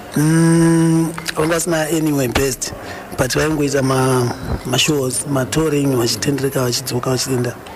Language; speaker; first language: Shona; early bilingual, other home language; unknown